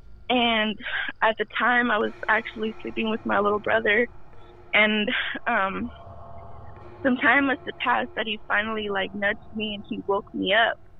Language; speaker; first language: English; early bilingual, other home language; Spanish